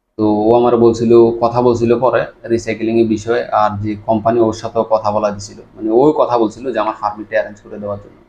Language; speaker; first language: Bangla; native; Bangla